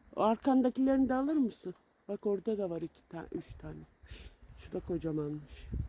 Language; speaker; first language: Turkish; early bilingual, other home language; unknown